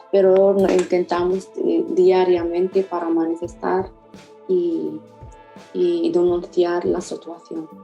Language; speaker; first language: Spanish; non-native, fluent; Arabic